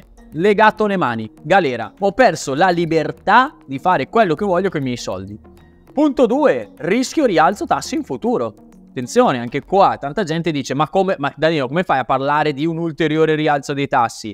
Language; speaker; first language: Italian; native; Italian